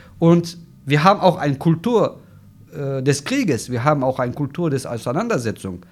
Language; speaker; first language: German; non-native, fluent; Turkish